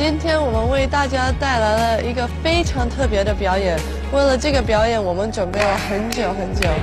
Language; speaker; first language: Chinese; early bilingual, heritage; Chinese